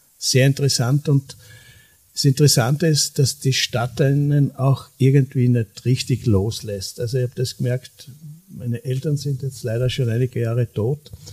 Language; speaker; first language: German; native; German